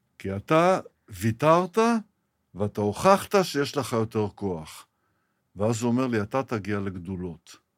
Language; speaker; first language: Hebrew; early bilingual, other home language; Arabic